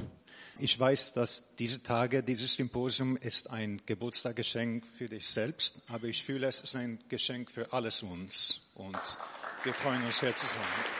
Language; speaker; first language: German; non-native, fluent; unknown